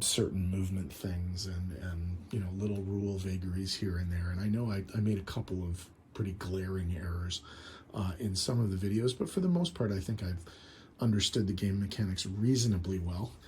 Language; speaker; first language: English; native; English